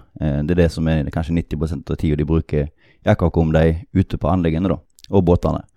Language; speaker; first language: Norwegian; native; Norwegian